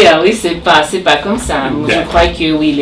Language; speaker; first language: French; non-native, learner; Russian